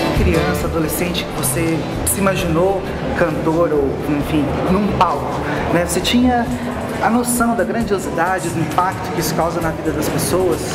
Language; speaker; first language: Portuguese; native; Portuguese